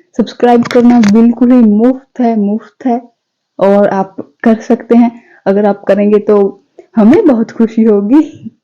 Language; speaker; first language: Hindi; non-native, local second language; Punjabi